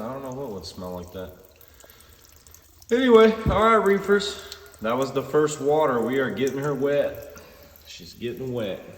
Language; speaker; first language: English; native; English